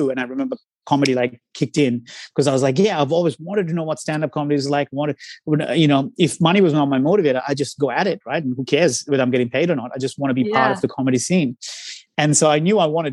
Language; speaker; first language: English; non-native, local second language; Sinhala